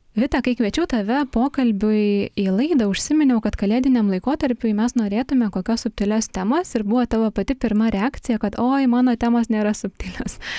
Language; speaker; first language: Lithuanian; native; Lithuanian